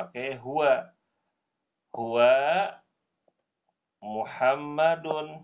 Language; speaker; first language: Arabic; non-native, fluent; Indonesian